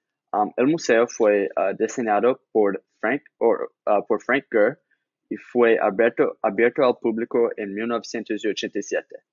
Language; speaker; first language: Spanish; non-native, learner; English